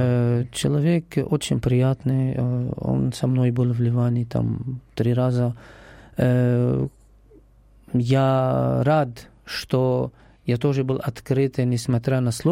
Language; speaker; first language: Russian; non-native, learner; Arabic